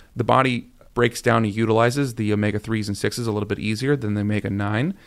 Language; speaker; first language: English; native; English